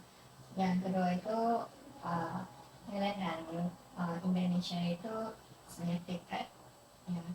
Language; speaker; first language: Indonesian; non-native, fluent; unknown